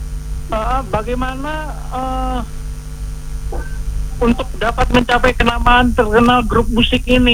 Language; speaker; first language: Indonesian; native; Indonesian